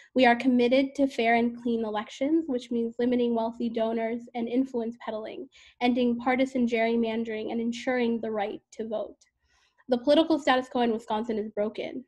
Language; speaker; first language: English; native; English